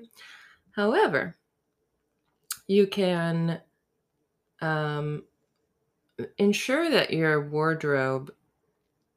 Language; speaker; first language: English; native; English